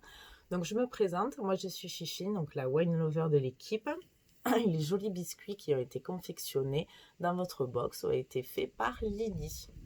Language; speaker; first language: French; native; French